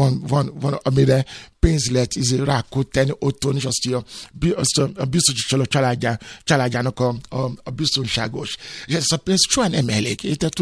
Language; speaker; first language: Hungarian; non-native, learner; Yoruba